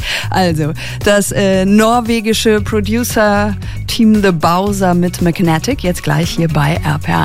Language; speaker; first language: German; native; German